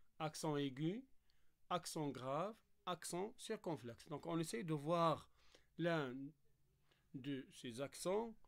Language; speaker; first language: French; non-native, local second language; Arabic